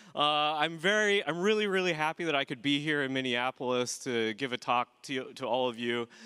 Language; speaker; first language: English; native; English